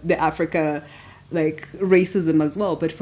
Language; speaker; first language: English; non-native, local second language; Kinyarwanda